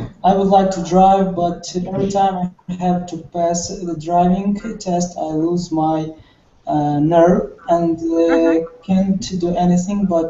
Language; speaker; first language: English; non-native, learner; Russian